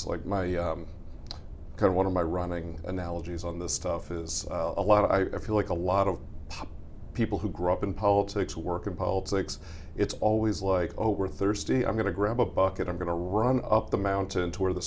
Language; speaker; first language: English; native; English